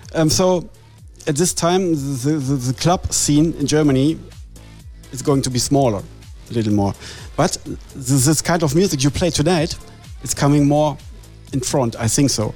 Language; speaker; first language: English; non-native, learner; German